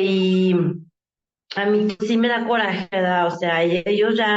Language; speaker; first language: Spanish; native; Spanish